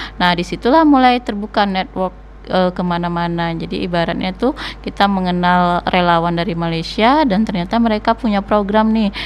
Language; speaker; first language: Indonesian; non-native, local second language; Minangkabau